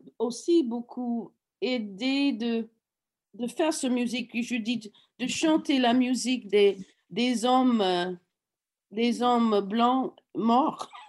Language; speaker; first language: French; non-native, fluent; English